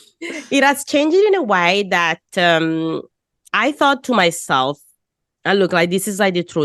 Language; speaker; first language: English; non-native, fluent; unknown